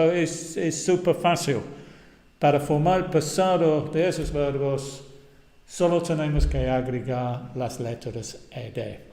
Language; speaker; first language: Spanish; non-native, fluent; English